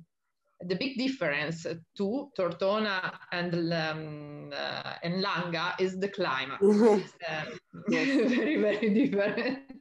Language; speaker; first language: English; non-native, learner; Italian